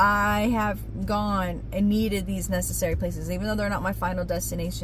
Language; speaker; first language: English; native; English